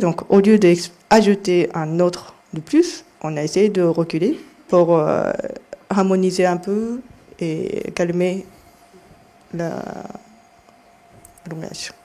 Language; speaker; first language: French; non-native, fluent; Japanese